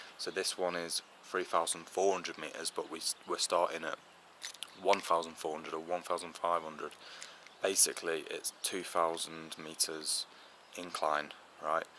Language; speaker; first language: English; native; English